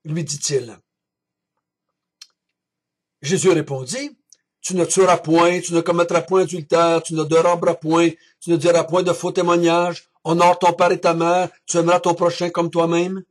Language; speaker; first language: French; native; French